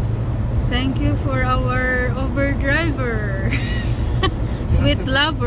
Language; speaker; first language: English; non-native, local second language; Filipino